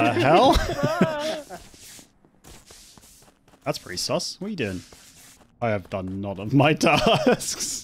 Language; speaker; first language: English; native; English